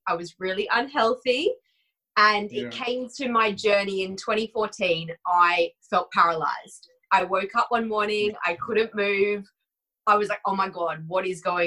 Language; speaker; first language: English; native; English